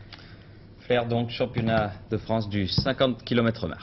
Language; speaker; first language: French; native; French